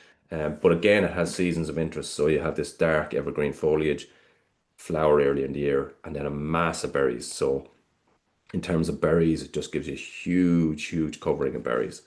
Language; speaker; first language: English; native; English